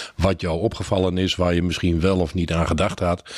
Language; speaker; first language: Dutch; native; Dutch